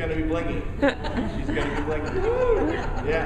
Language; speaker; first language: English; native; English